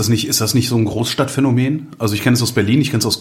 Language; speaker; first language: German; native; German